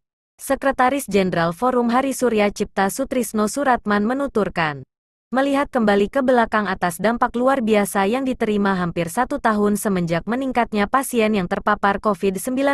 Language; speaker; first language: Indonesian; native; Indonesian